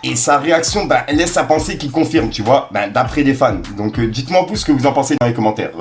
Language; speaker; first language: French; native; French